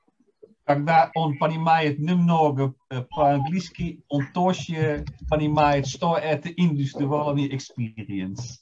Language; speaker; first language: Russian; non-native, fluent; Dutch